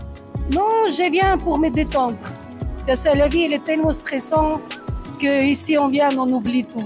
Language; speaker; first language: French; non-native, fluent; Georgian